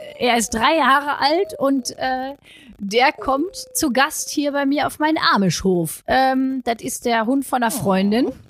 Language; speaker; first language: German; native; German